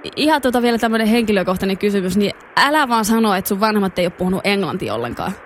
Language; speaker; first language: Finnish; native; Finnish